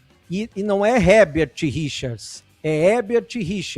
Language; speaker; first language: Portuguese; native; Portuguese